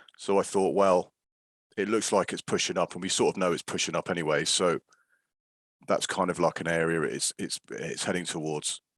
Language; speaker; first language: English; native; English